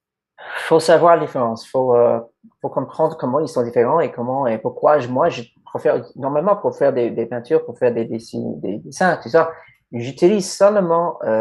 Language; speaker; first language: French; non-native, learner; English